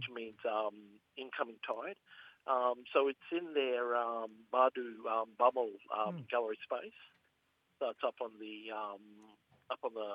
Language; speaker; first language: English; native; English